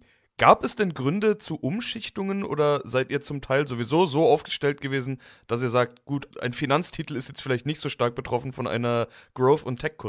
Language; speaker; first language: German; native; German